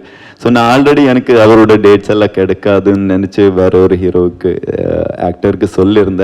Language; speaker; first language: Tamil; non-native, learner; Kannada